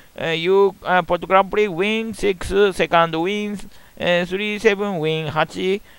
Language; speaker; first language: English; non-native, learner; Japanese